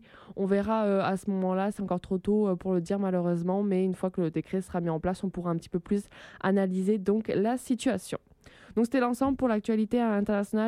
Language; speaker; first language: French; native; French